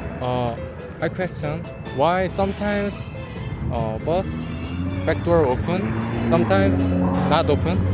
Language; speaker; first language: English; non-native, learner; Korean